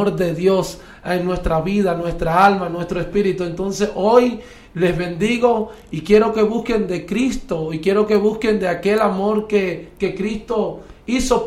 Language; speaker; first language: Spanish; native; Spanish